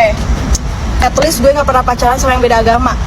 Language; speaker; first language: Indonesian; native; Indonesian